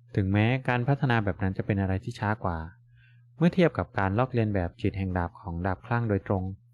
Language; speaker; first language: Thai; native; Thai